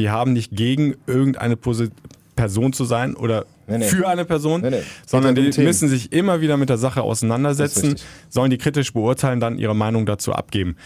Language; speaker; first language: German; native; German